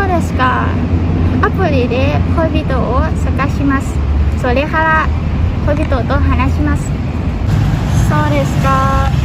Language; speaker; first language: Japanese; non-native, learner; Thai